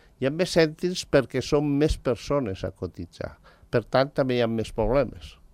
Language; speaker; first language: Catalan; native; Catalan